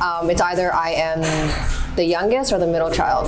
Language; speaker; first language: English; native; English